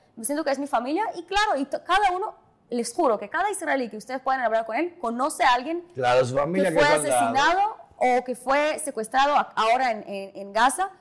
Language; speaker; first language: Spanish; non-native, fluent; Hebrew